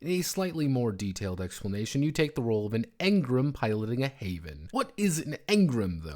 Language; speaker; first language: English; native; English